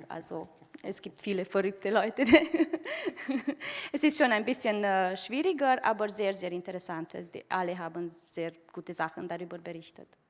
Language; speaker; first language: German; non-native, fluent; Romanian